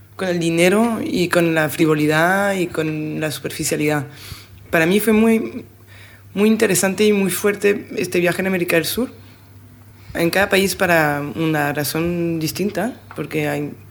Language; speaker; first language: Spanish; non-native, fluent; French